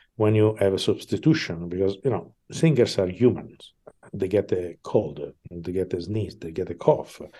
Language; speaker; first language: English; non-native, fluent; Italian